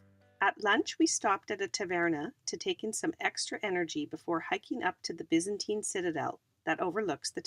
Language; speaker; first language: English; native; English